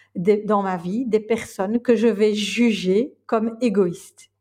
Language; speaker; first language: French; native; French